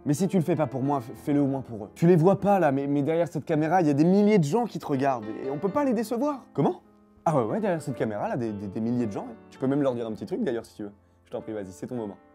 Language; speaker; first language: French; native; French